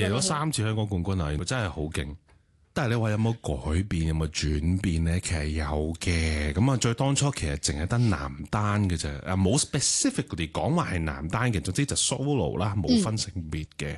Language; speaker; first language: Cantonese; native; Cantonese